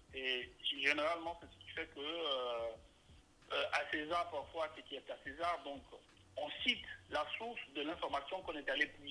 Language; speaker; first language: French; native; French